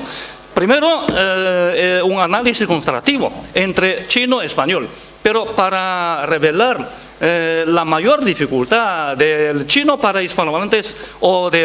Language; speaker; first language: Spanish; non-native, fluent; Chinese